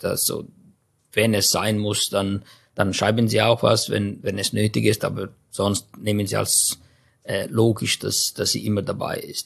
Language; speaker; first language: German; non-native, fluent; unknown